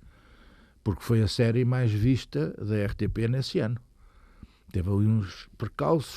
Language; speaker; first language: Portuguese; native; Portuguese